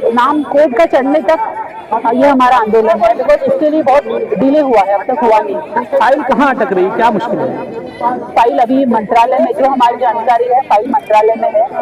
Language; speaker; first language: Hindi; non-native, local second language; Marathi